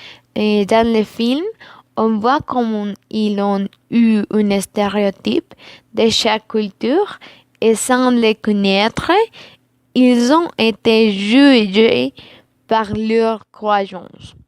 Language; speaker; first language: French; non-native, learner; Spanish